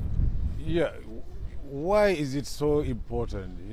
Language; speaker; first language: English; non-native, fluent; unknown